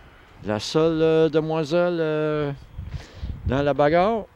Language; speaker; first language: French; native; French